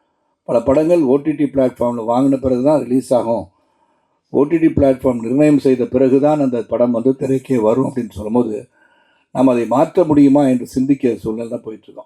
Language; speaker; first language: Tamil; native; Tamil